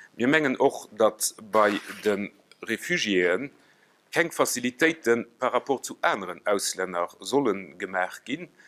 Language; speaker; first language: Luxembourgish; native; Luxembourgish